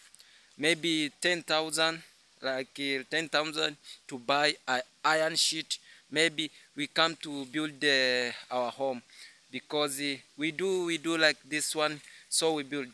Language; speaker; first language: English; non-native, learner; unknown